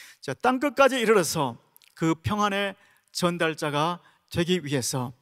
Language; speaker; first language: Korean; native; Korean